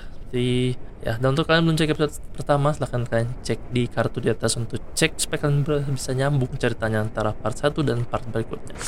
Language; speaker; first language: Indonesian; native; Indonesian